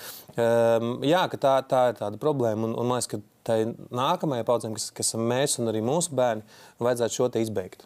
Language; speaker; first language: Latvian; native; Latvian